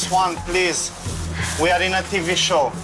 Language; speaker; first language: English; non-native, learner; Romanian